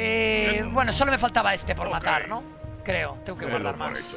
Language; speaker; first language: Spanish; native; Spanish